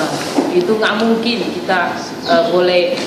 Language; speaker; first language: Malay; non-native, fluent; Chinese